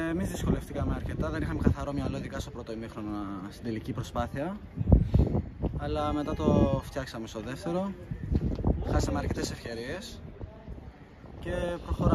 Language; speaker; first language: Greek; non-native, local second language; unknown